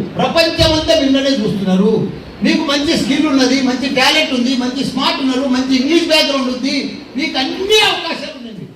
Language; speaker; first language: Telugu; native; Telugu